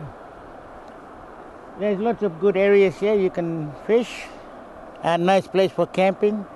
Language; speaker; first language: English; native; English